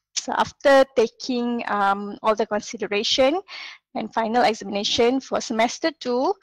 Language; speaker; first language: English; non-native, local second language; Malay